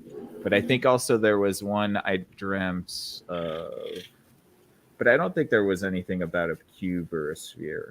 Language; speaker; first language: English; native; English